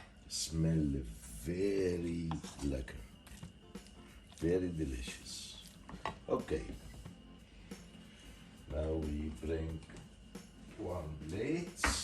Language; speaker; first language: English; non-native, learner; Arabic